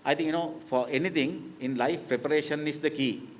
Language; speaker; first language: English; non-native, local second language; Sinhala